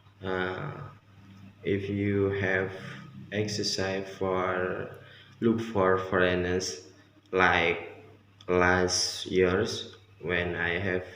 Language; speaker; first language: English; non-native, learner; Indonesian